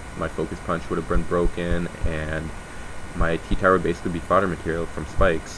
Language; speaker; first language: English; native; English